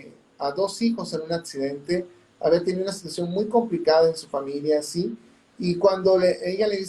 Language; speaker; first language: Spanish; native; Spanish